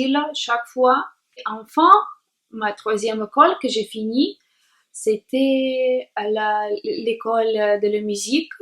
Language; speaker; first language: French; non-native, learner; Russian